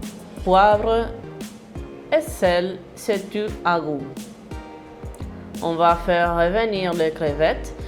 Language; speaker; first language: French; non-native, fluent; Spanish